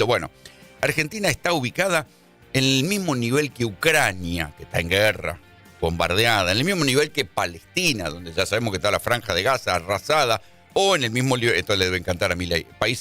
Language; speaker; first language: Spanish; native; Spanish